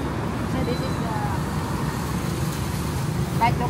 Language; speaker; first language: English; non-native, learner; Lao